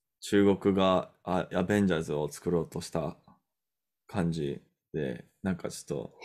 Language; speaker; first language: Japanese; non-native, fluent; English